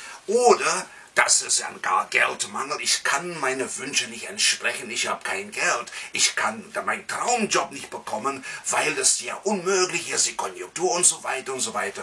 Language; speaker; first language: German; non-native, fluent; English